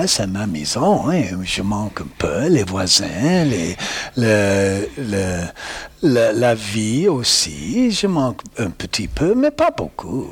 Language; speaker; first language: French; non-native, learner; English